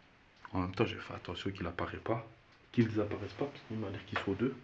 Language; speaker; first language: French; native; French